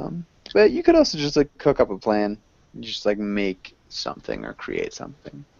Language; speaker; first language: English; native; English